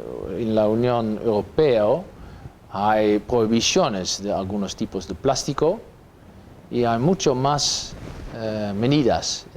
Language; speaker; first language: Spanish; non-native, fluent; Dutch